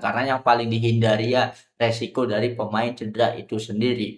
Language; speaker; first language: Indonesian; native; Indonesian